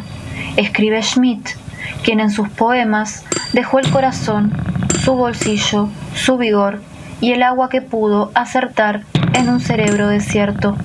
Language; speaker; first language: Spanish; native; Spanish